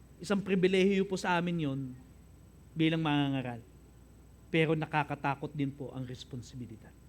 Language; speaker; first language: Filipino; native; Filipino